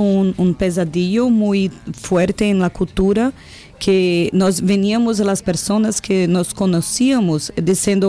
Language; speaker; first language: Spanish; non-native, learner; Portuguese